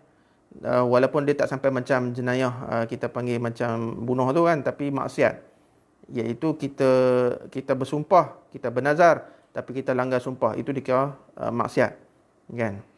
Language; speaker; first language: Malay; native; Malay